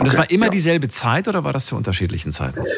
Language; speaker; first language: German; native; German